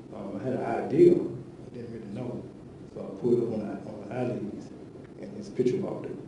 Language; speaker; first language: English; native; English